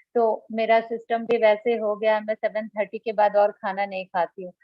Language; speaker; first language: Hindi; non-native, local second language; Bangla